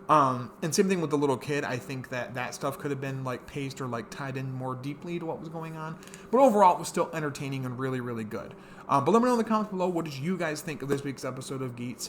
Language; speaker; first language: English; native; English